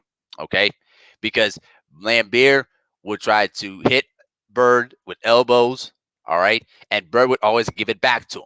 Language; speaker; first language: English; native; English